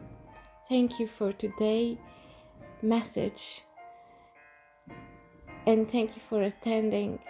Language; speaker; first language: English; non-native, fluent; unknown